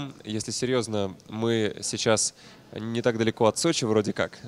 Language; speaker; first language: Russian; native; Russian